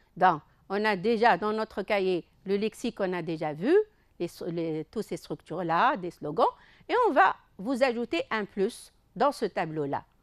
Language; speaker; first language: French; non-native, local second language; Arabic